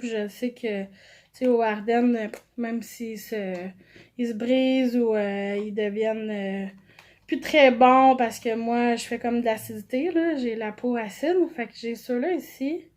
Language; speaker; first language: French; native; French